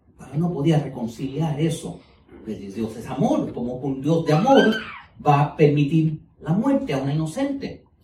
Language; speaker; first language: Spanish; early bilingual, heritage; Spanish